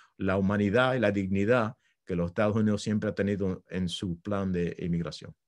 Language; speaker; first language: Spanish; early bilingual, heritage; Spanish